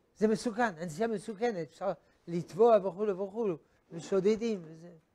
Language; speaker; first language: Hebrew; non-native, fluent; French